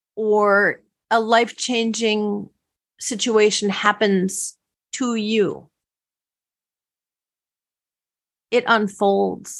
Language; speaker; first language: English; native; English